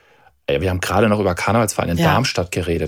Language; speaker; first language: German; native; German